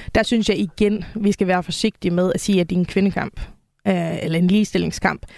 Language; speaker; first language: Danish; non-native, local second language; Faroese